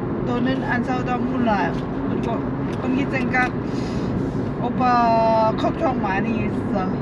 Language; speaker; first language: Korean; non-native, learner; Lao